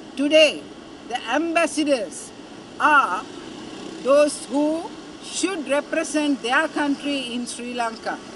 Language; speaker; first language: English; non-native, local second language; Sinhala